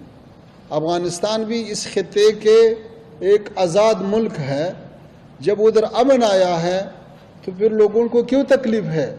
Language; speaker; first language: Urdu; non-native, fluent; Pashto